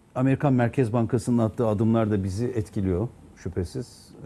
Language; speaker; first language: Turkish; native; Turkish